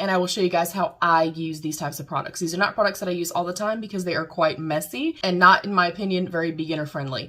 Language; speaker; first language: English; native; English